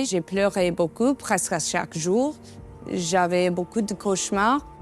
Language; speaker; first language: French; non-native, learner; English